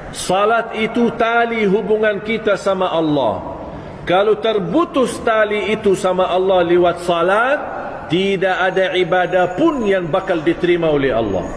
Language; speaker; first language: Malay; non-native, fluent; Arabic